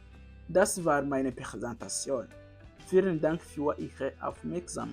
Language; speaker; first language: German; non-native, learner; Kinyarwanda